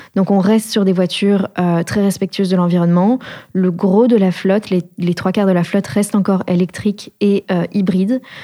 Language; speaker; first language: French; native; French